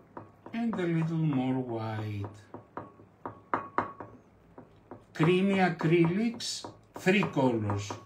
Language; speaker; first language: English; non-native, fluent; Greek